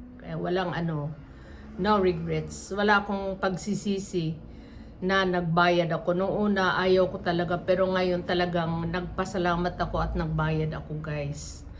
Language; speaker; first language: Filipino; native; Filipino